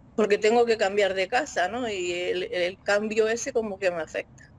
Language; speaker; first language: Spanish; native; Spanish